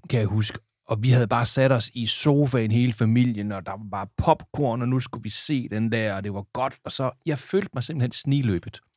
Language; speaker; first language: Danish; native; Danish